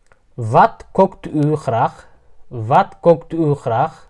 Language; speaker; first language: Dutch; non-native, learner; Tigrinya